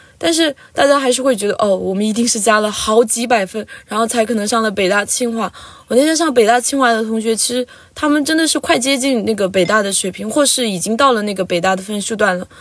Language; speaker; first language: Chinese; non-native, local second language; Tibetan